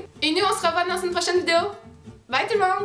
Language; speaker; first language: French; native; French